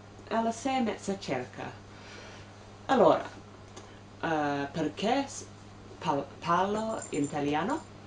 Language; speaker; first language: Italian; non-native, learner; English